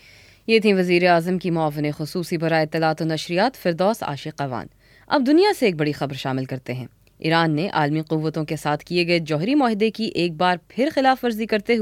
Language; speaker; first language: Urdu; native; Urdu